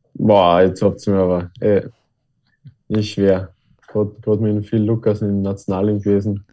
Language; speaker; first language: German; native; German